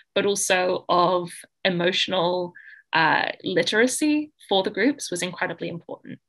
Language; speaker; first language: English; native; English